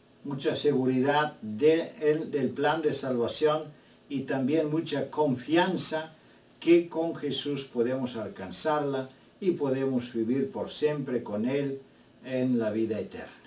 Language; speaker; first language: Spanish; non-native, fluent; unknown